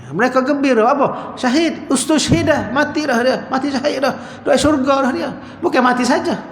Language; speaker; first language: Malay; native; Malay